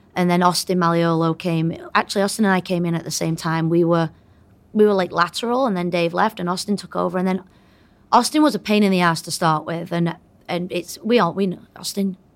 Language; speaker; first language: English; native; English